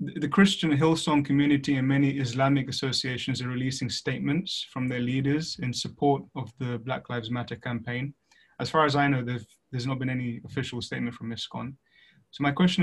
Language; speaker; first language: English; native; English